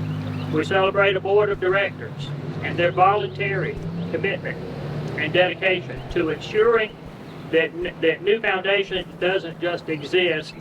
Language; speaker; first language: English; native; English